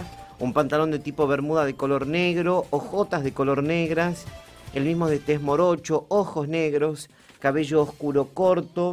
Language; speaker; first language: Spanish; native; Spanish